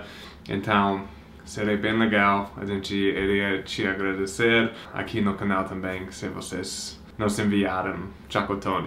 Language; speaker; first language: Portuguese; non-native, fluent; English